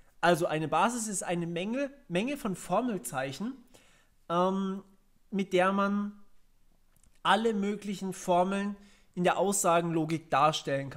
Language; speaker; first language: German; native; German